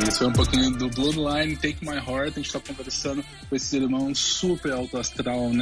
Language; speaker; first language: Portuguese; native; Portuguese